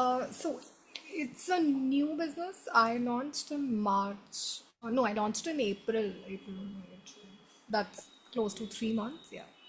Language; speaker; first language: English; non-native, local second language; Hindi